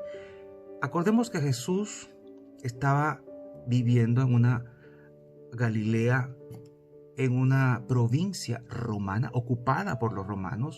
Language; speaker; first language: Spanish; native; Spanish